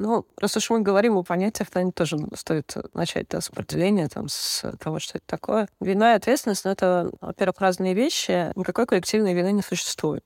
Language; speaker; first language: Russian; native; Russian